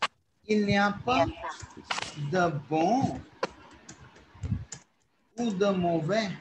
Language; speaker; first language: French; non-native, learner; Hindi